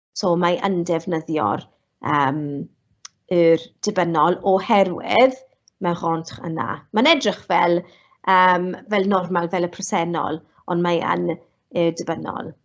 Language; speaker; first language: Welsh; non-native, local second language; English